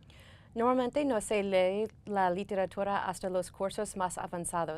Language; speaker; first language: Spanish; non-native, fluent; English